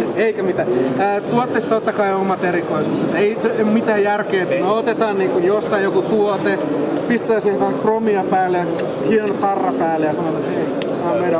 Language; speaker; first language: Finnish; native; Finnish